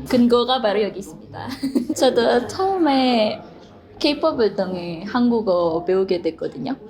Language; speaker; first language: Korean; non-native, fluent; Indonesian